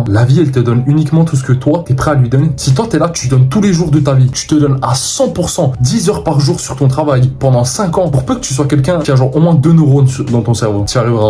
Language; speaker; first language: French; native; French